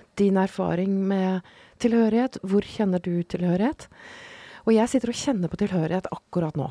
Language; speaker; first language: Norwegian; native; Norwegian